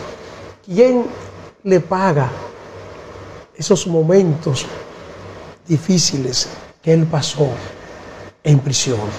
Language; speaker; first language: Spanish; native; Spanish